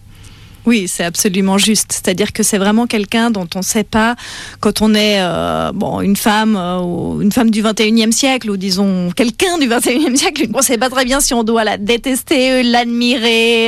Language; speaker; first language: French; native; French